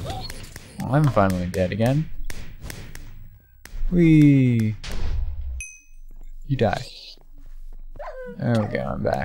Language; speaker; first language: English; native; English